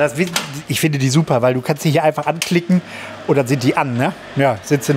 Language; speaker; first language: German; native; German